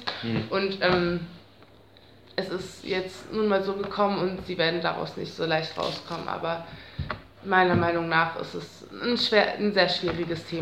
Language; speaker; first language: German; native; German